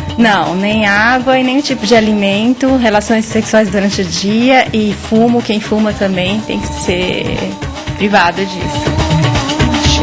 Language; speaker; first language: Portuguese; native; Portuguese